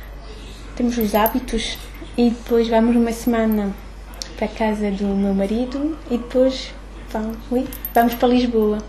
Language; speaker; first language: Portuguese; early bilingual, heritage; French